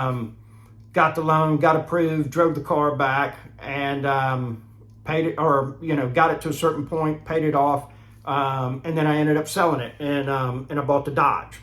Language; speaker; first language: English; native; English